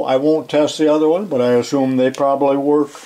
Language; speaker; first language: English; native; English